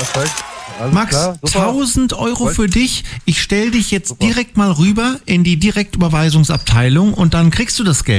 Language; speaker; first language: German; native; German